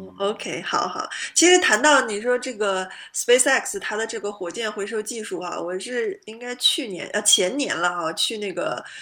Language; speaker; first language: Chinese; native; Chinese